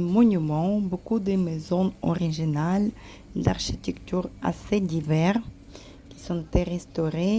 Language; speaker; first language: French; non-native, fluent; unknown